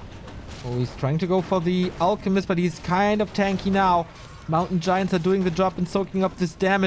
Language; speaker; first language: English; non-native, fluent; German